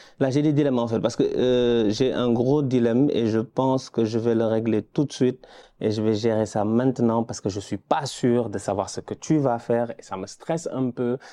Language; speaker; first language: French; non-native, local second language; Wolof